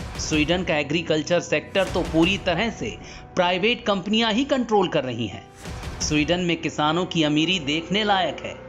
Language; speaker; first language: Hindi; native; Hindi